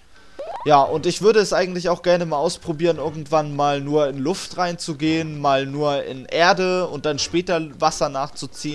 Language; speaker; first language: German; native; German